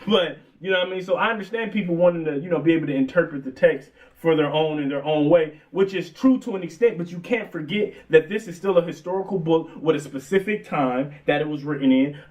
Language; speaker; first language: English; native; English